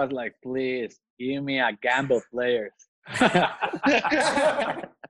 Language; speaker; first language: English; non-native, fluent; Spanish